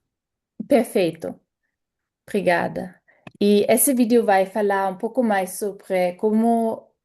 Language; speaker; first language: Portuguese; non-native, fluent; German